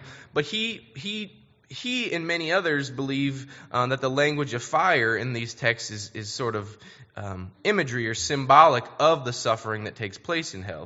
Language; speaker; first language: English; native; English